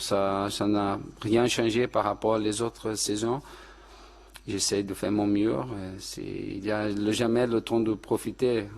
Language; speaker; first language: French; non-native, fluent; Portuguese